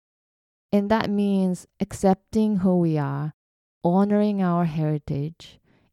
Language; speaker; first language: English; non-native, fluent; Kyrgyz